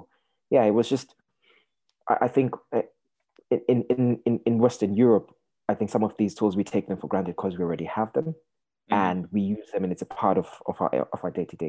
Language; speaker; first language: English; non-native, local second language; Shona